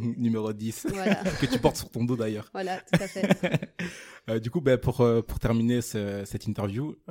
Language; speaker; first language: French; non-native, fluent; Portuguese